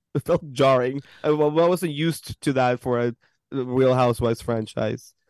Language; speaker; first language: English; early bilingual, other home language; Spanish